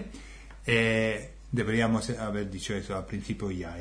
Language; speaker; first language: Spanish; non-native, fluent; English